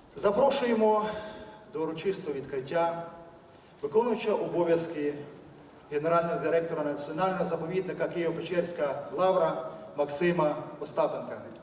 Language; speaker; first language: Ukrainian; native; Ukrainian